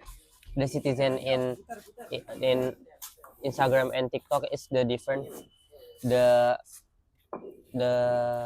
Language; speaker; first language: English; non-native, learner; Indonesian